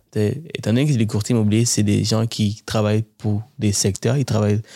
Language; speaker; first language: French; early bilingual, other home language; Tamil